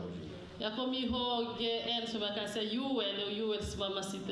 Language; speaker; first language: Swedish; non-native, fluent; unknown